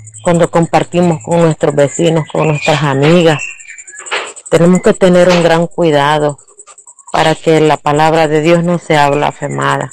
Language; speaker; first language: Spanish; native; Spanish